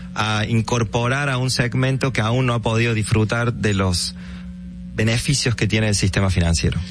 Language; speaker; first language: Spanish; native; Spanish